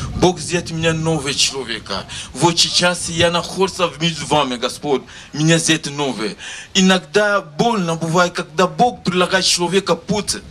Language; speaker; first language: Russian; non-native, learner; Lingala